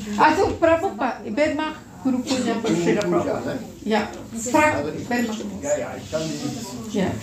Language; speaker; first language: German; non-native, fluent; Russian